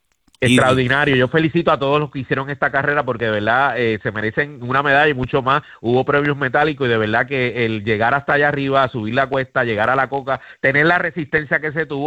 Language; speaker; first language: Spanish; native; Spanish